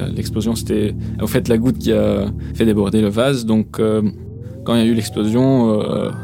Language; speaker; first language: French; non-native, local second language; Arabic